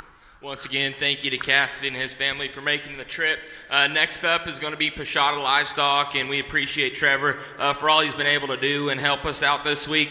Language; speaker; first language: English; native; English